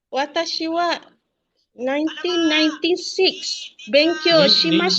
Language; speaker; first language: Japanese; non-native, learner; Malay